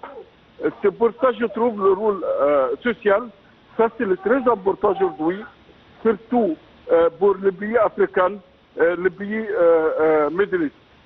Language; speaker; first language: French; non-native, fluent; Arabic